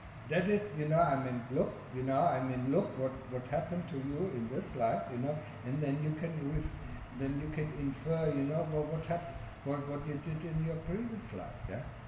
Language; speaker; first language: English; non-native, fluent; German